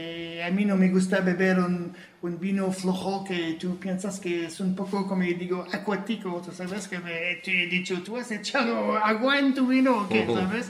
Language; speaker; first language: Spanish; non-native, fluent; French